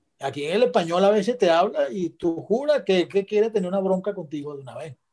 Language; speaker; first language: Spanish; native; Spanish